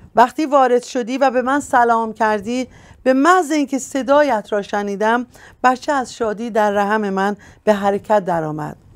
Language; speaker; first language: Persian; native; Persian